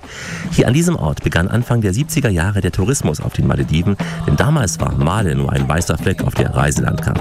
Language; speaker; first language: German; native; German